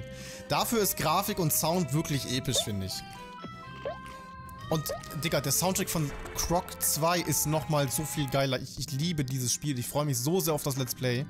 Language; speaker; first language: German; native; German